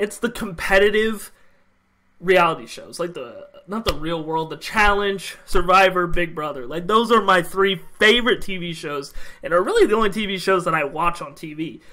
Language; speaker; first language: English; native; English